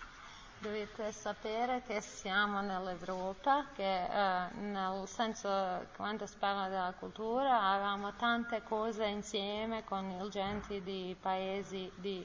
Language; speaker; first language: Italian; non-native, learner; Bosnian